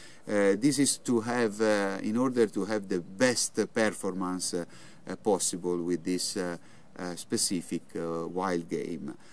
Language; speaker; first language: English; non-native, fluent; Italian